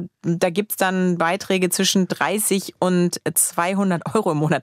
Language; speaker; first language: German; native; German